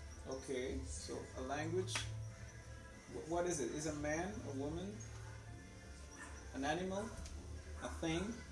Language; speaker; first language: English; non-native, fluent; Spanish